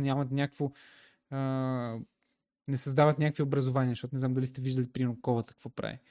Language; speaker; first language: Bulgarian; native; Bulgarian